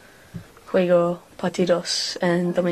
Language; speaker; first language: Spanish; non-native, learner; English